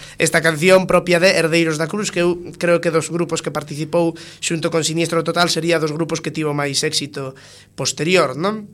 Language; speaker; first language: Galician; non-native, local second language; Spanish